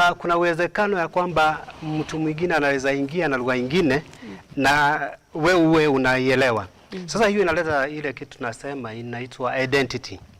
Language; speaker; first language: Swahili; non-native, local second language; Kikuyu